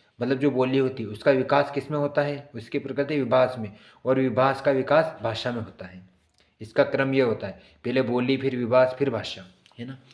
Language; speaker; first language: Hindi; native; Hindi